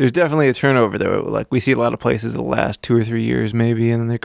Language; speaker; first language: English; native; English